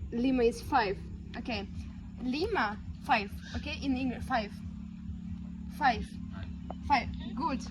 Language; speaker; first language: English; non-native, learner; Russian